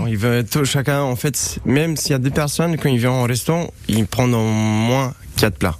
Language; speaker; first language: French; non-native, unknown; Romanian